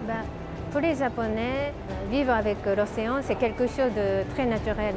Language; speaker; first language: French; non-native, fluent; Japanese